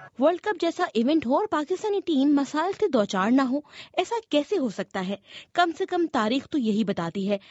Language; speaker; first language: Urdu; native; Urdu